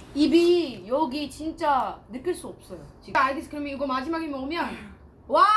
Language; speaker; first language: Korean; non-native, fluent; Arabic